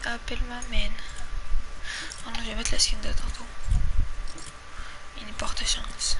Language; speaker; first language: French; native; French